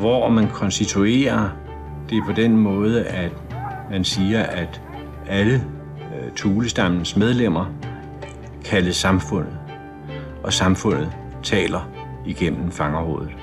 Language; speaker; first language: Danish; native; Danish